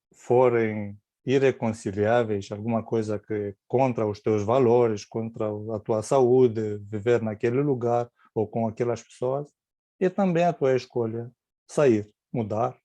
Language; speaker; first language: Portuguese; non-native, fluent; Romanian